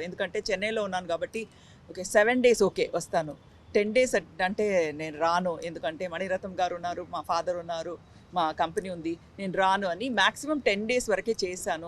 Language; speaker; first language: Telugu; non-native, local second language; Tamil